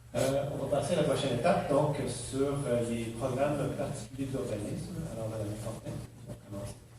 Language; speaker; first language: French; native; French